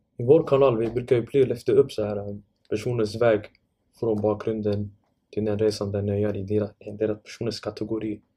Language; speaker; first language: Swedish; non-native, fluent; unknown